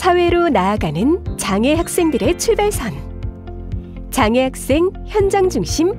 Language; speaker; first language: Korean; native; Korean